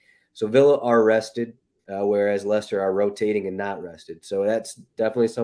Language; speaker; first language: English; native; English